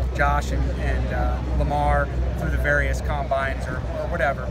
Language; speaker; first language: English; native; English